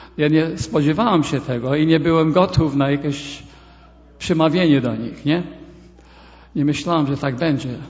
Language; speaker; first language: Polish; early bilingual, heritage; Polish